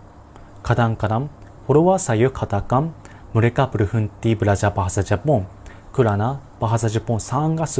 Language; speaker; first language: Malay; non-native, learner; Japanese